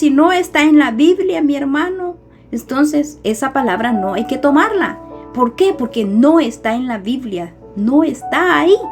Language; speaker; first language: Spanish; native; Spanish